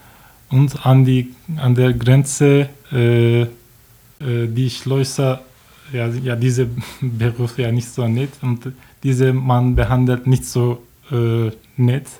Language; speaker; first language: German; non-native, learner; Turkish